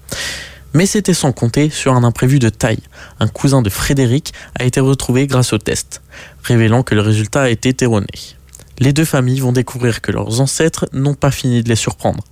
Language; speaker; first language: French; native; French